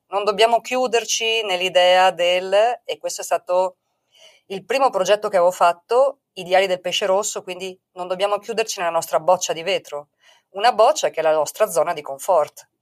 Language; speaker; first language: Italian; native; Italian